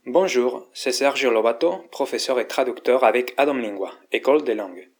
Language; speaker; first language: French; non-native, fluent; Spanish